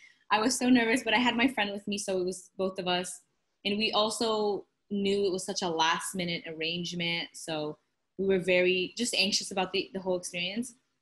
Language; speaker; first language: English; native; English